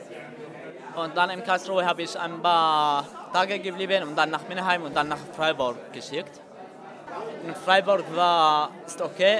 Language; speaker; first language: German; non-native, learner; Arabic